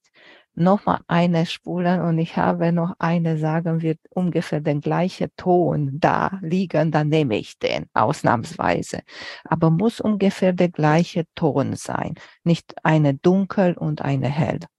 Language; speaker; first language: German; non-native, fluent; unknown